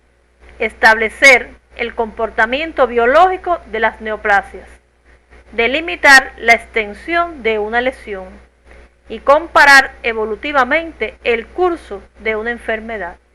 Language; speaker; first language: Spanish; native; Spanish